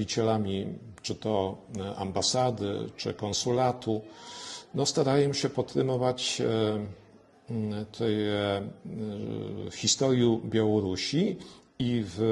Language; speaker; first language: Polish; non-native, local second language; Belarusian